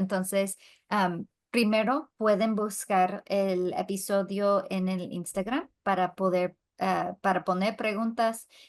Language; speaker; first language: Spanish; non-native, fluent; English